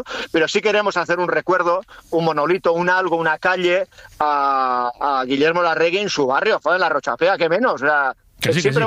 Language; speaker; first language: Spanish; native; Spanish